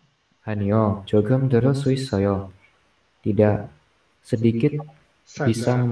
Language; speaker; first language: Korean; non-native, learner; Indonesian